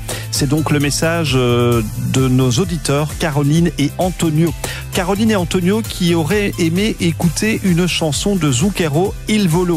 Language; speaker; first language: French; native; French